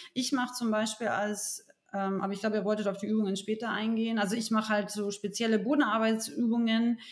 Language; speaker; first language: German; native; German